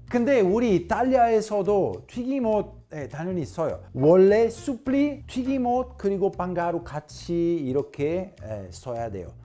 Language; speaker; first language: Korean; non-native, fluent; Italian